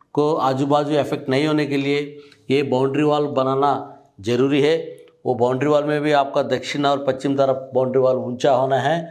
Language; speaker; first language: Hindi; non-native, local second language; Telugu